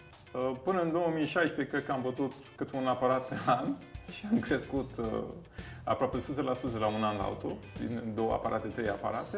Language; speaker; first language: Romanian; non-native, fluent; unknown